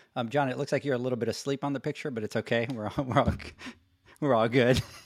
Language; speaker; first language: English; non-native, fluent; Spanish